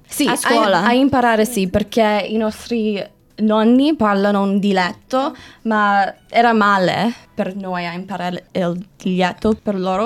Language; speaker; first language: Italian; non-native, learner; English